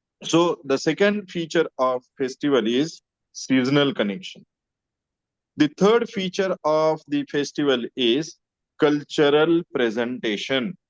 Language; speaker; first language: English; non-native, local second language; Marathi